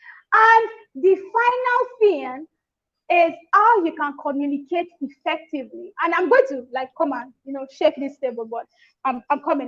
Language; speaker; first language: English; non-native, local second language; Yoruba